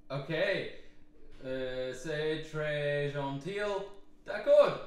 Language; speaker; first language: French; non-native, learner; English